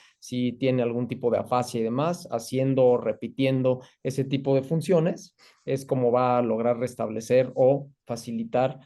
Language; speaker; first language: Spanish; native; Spanish